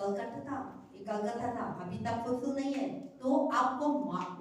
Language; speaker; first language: Hindi; non-native, local second language; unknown